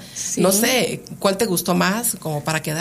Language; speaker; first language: Spanish; native; Spanish